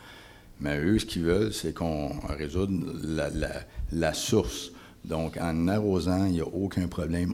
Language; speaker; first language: French; native; French